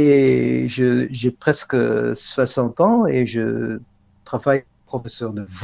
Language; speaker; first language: French; non-native, fluent; Dutch